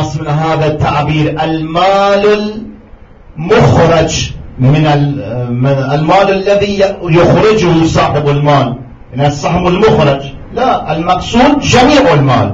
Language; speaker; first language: Arabic; non-native, fluent; Persian